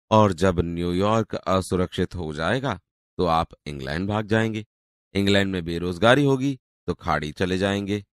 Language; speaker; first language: Hindi; non-native, local second language; Gujarati